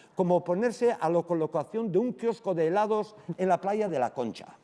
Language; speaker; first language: Spanish; non-native, local second language; Basque